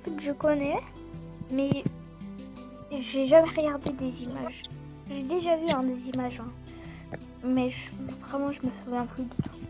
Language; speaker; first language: French; native; French